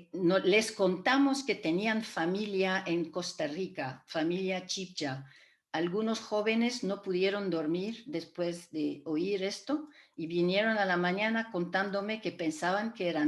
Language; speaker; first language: Spanish; non-native, fluent; French